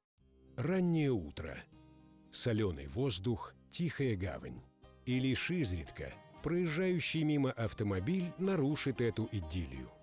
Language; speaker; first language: Russian; native; Russian